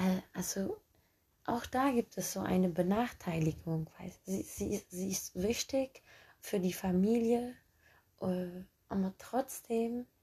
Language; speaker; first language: German; early bilingual, other home language; Turkish